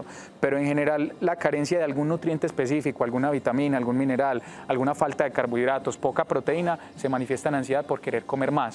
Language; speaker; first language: Spanish; native; Spanish